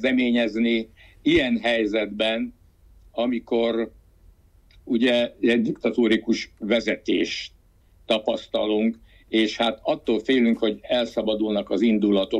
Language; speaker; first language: Hungarian; native; Hungarian